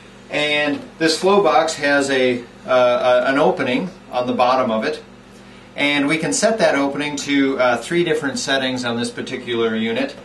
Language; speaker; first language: English; native; English